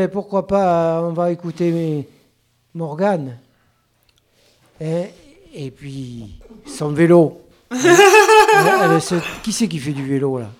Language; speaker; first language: French; native; French